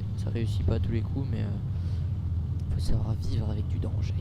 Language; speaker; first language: French; native; French